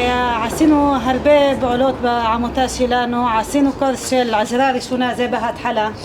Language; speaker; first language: Hebrew; non-native, local second language; Arabic